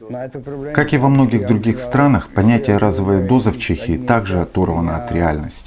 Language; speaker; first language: Russian; native; Russian